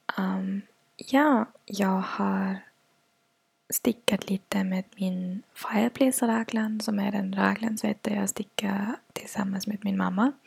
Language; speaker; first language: Swedish; non-native, fluent; German